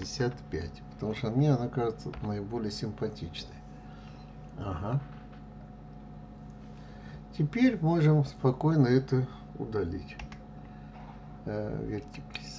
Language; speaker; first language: Russian; native; Russian